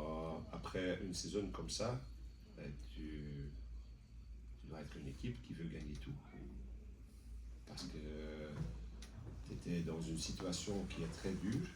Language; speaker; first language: French; non-native, local second language; Dutch